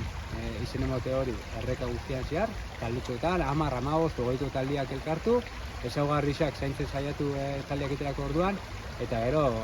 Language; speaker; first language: Basque; native; Basque